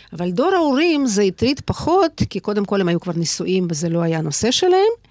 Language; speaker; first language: Hebrew; non-native, fluent; Russian